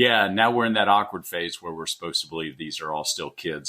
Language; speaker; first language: English; native; English